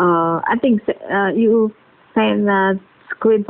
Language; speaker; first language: English; non-native, learner; Vietnamese